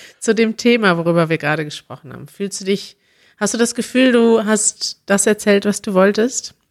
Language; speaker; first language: German; native; German